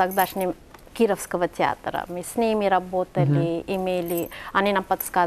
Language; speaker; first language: Russian; non-native, fluent; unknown